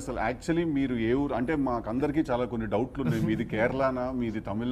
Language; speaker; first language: Telugu; native; Telugu